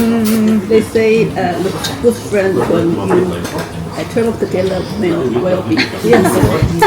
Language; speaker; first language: English; non-native, learner; Chinese